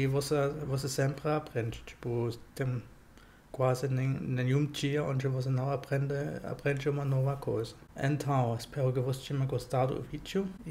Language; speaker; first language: Portuguese; non-native, fluent; German